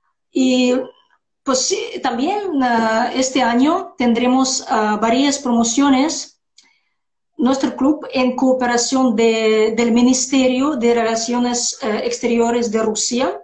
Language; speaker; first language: Spanish; non-native, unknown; Russian